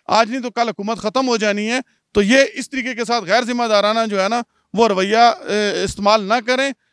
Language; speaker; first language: Urdu; non-native, local second language; Punjabi